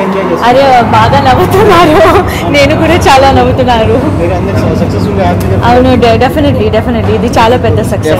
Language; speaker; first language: Telugu; non-native, learner; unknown